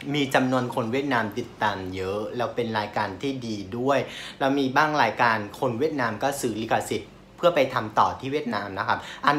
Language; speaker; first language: Thai; non-native, fluent; Vietnamese